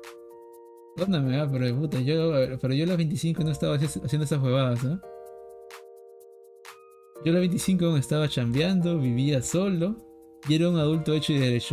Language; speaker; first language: Spanish; native; Spanish